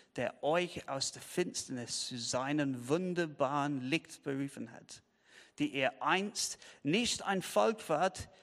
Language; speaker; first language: German; non-native, fluent; English